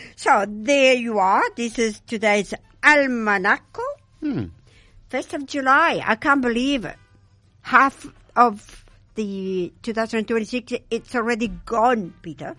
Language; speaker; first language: English; non-native, fluent; Italian